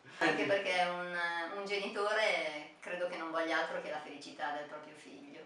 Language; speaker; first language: Italian; native; Italian